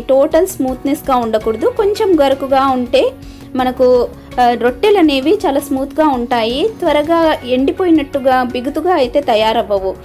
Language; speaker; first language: Telugu; non-native, local second language; Urdu